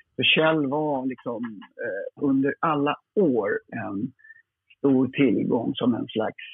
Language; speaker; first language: Swedish; native; Swedish